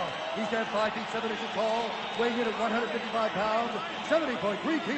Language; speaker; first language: English; native; English